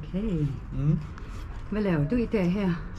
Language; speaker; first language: Danish; non-native, local second language; Kalaallisut